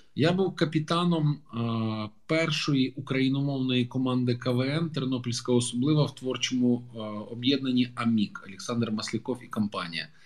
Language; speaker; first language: Ukrainian; native; Ukrainian